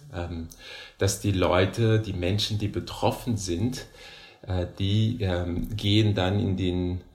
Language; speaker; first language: German; non-native, fluent; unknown